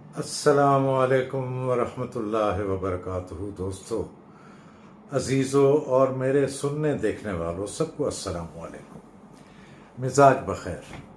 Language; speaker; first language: Urdu; non-native, local second language; Punjabi